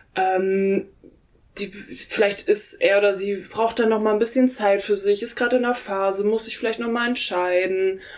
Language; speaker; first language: German; native; German